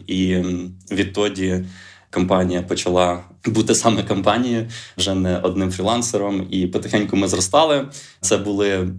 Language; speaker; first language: Ukrainian; native; Ukrainian